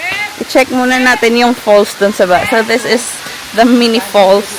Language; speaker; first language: Filipino; non-native, local second language; Hiligaynon